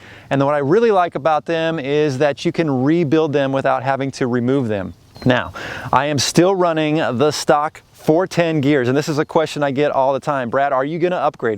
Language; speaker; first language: English; native; English